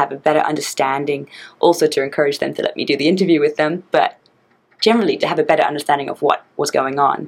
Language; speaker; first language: English; native; English